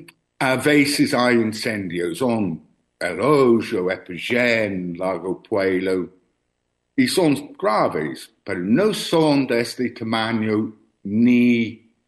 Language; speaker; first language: Spanish; non-native, learner; English